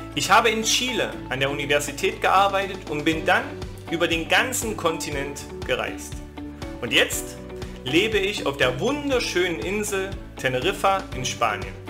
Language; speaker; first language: German; native; German